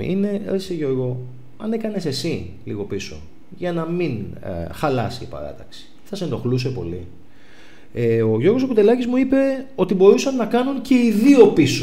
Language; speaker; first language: Greek; native; Greek